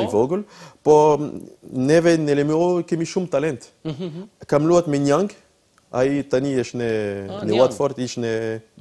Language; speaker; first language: Albanian; non-native, learner; French